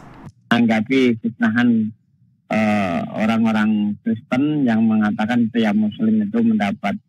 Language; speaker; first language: Indonesian; native; Indonesian